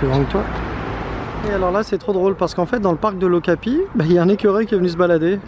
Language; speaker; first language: French; native; French